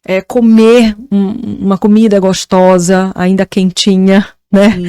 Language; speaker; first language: Portuguese; native; Portuguese